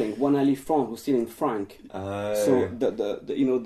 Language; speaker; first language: English; non-native, fluent; French